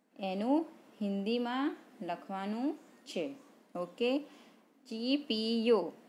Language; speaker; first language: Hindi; non-native, local second language; Gujarati